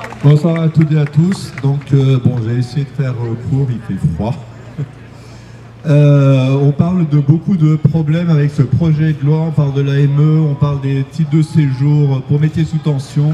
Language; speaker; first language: French; native; French